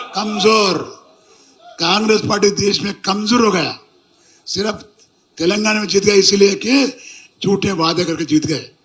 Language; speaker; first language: Hindi; non-native, local second language; Telugu